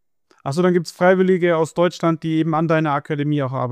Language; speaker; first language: German; native; German